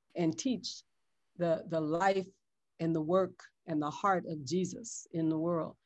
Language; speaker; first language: English; native; English